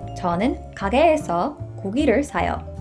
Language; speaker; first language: Korean; non-native, fluent; English